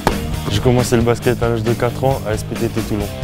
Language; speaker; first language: French; early bilingual, heritage; French